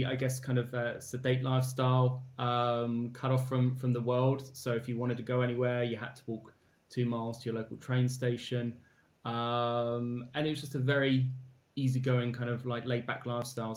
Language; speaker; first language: English; native; English